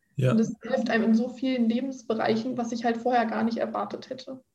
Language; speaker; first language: German; native; German